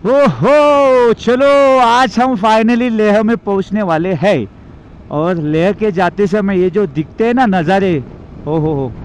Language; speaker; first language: Hindi; non-native, local second language; Marathi